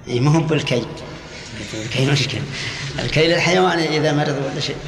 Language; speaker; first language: Arabic; native; Arabic